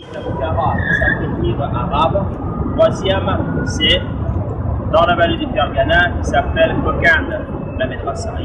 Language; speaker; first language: French; non-native, fluent; Uzbek